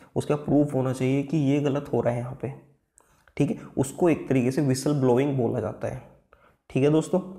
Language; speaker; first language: Hindi; native; Hindi